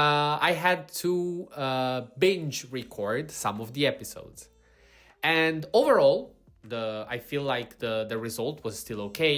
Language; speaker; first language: English; non-native, fluent; Italian